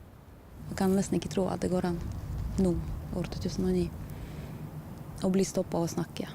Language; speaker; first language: Norwegian; non-native, fluent; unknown